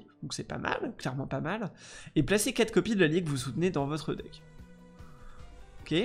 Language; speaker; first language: French; native; French